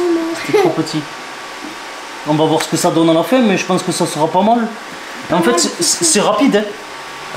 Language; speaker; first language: French; native; French